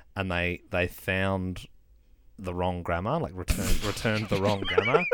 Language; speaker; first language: English; native; English